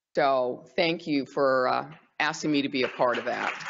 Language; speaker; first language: English; native; English